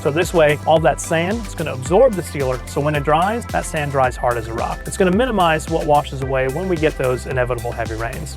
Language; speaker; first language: English; native; English